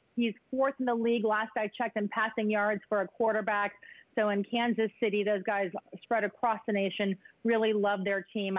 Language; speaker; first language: English; native; English